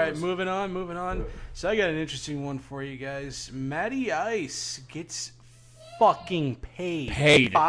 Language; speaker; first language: English; native; English